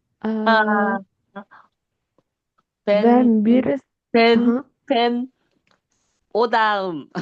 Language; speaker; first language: Turkish; non-native, learner; Korean